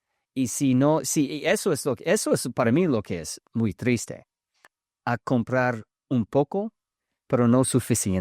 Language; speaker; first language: Spanish; early bilingual, heritage; English